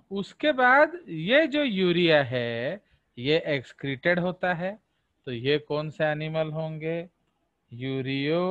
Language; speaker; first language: Hindi; non-native, local second language; Odia